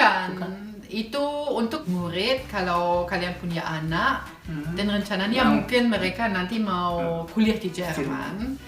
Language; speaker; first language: Indonesian; non-native, fluent; German